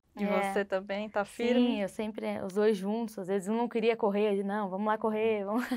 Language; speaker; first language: Portuguese; native; Portuguese